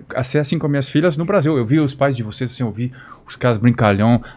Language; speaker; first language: Portuguese; non-native, fluent; French